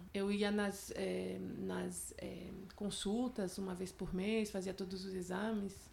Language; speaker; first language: Portuguese; non-native, fluent; French